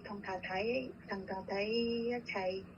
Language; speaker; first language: Chinese; non-native, learner; Indonesian